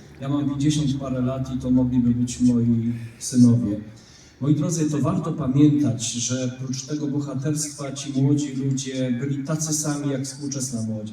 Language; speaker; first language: Polish; native; Polish